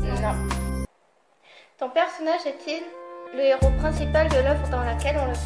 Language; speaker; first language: French; native; French